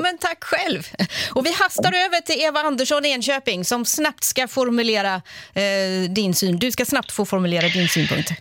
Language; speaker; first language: Swedish; native; Swedish